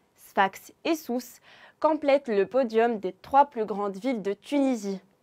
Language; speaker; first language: French; non-native, local second language; Arabic